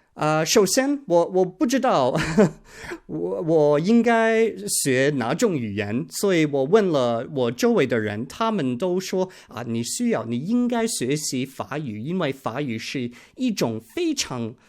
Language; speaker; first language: Chinese; non-native, learner; English